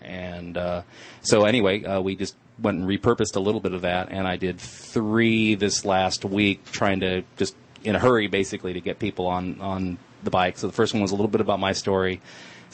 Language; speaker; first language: English; native; English